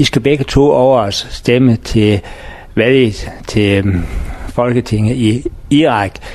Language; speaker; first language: Danish; non-native, learner; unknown